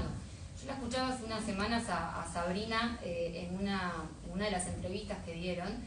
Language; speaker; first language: Spanish; native; Spanish